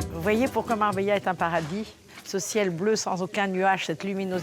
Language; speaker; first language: French; native; French